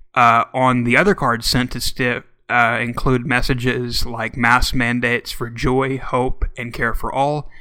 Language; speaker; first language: English; native; English